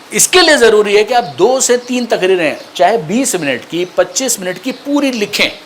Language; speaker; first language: Urdu; non-native, local second language; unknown